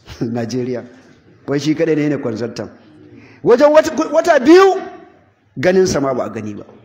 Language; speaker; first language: Hausa; native; Hausa